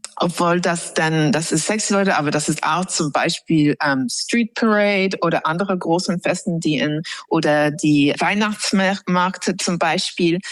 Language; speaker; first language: German; non-native, learner; English